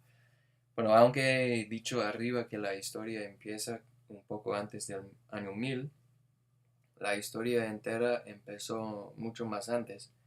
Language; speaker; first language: Spanish; non-native, fluent; English